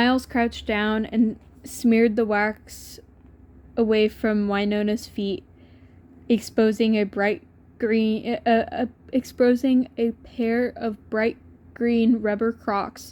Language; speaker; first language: English; native; English